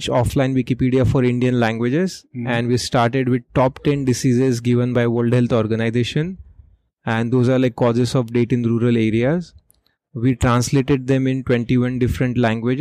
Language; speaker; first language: English; non-native, local second language; Marathi